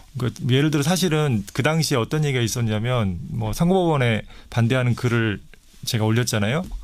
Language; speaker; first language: Korean; native; Korean